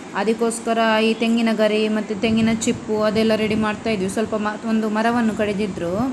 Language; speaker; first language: Kannada; non-native, local second language; Tulu